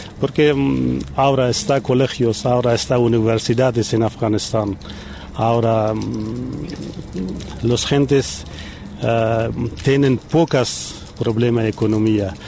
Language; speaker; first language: Portuguese; non-native, learner; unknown